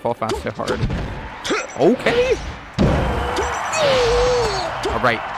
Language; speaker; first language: English; native; English